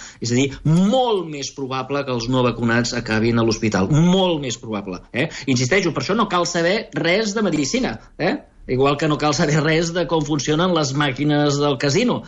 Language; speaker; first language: Catalan; native; Catalan